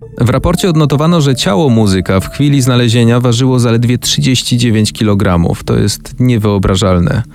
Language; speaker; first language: Polish; native; Polish